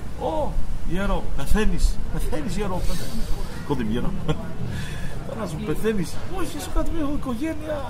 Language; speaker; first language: Greek; early bilingual, heritage; Greek